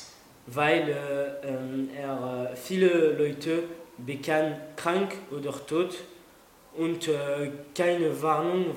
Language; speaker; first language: German; non-native, learner; French